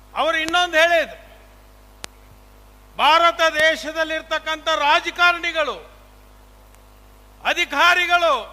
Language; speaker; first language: Kannada; native; Kannada